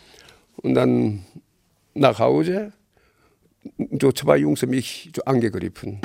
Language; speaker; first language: German; non-native, learner; Korean